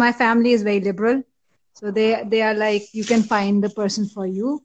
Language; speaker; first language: English; non-native, local second language; Urdu